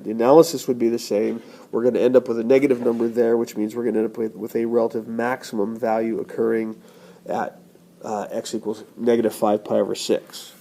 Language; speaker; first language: English; native; English